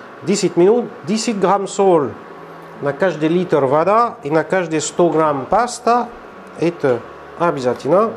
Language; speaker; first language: Russian; non-native, learner; French